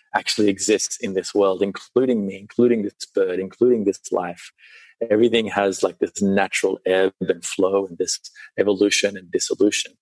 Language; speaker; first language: English; early bilingual, other home language; Sinhala